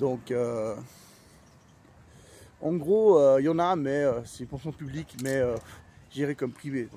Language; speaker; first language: French; native; French